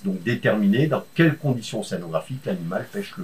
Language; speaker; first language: French; native; French